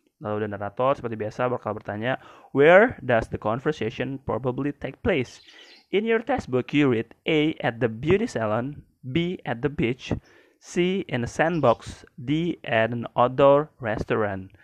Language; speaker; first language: English; non-native, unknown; Indonesian